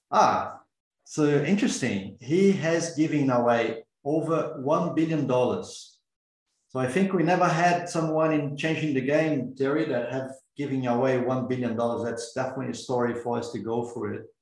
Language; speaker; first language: English; non-native, fluent; Portuguese